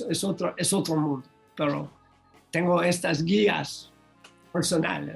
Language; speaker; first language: Spanish; non-native, learner; English